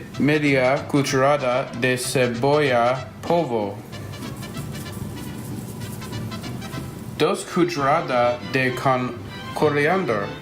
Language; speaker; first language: Spanish; non-native, learner; English